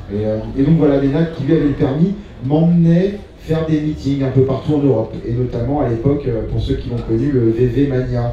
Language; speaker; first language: French; native; French